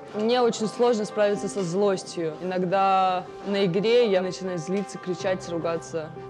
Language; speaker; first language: Russian; native; Russian